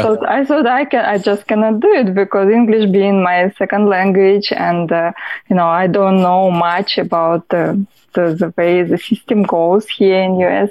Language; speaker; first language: English; non-native, fluent; Russian